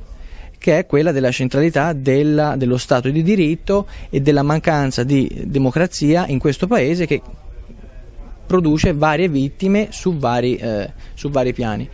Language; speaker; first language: Italian; native; Italian